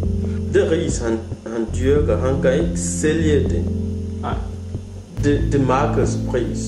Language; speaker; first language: Danish; non-native, fluent; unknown